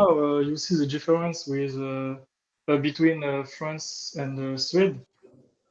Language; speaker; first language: English; non-native, learner; French